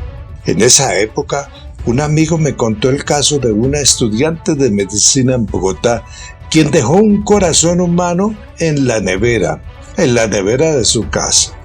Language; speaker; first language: Spanish; native; Spanish